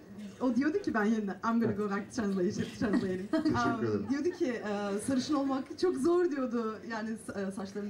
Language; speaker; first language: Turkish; native; Turkish